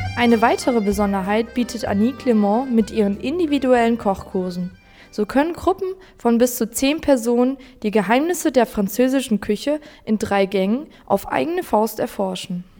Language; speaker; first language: German; native; German